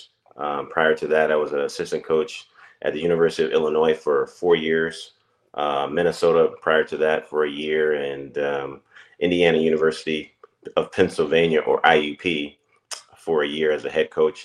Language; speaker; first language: English; native; English